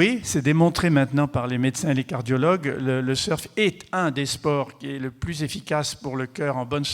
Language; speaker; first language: French; native; French